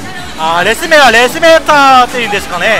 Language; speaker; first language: Japanese; non-native, learner; Korean